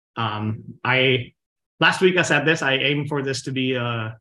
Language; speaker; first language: English; non-native, local second language; Punjabi